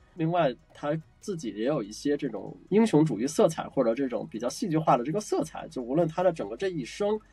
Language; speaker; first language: Chinese; native; Chinese